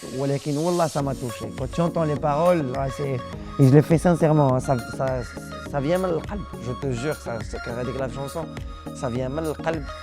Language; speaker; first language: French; non-native, local second language; Arabic